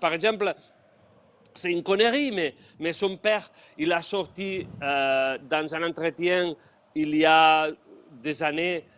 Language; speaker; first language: French; non-native, fluent; Spanish